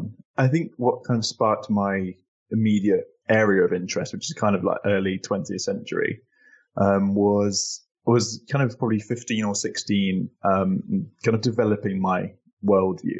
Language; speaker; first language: English; native; English